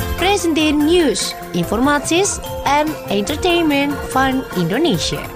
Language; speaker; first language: Dutch; non-native, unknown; Indonesian